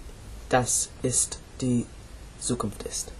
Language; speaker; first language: German; non-native, learner; English